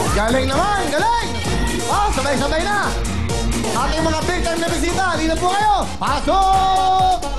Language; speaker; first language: Filipino; native; Filipino